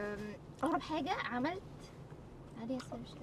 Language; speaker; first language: Arabic; native; Arabic